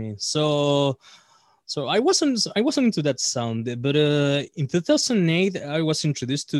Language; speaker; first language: English; non-native, fluent; Spanish